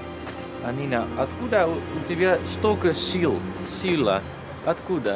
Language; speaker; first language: Russian; non-native, learner; Dutch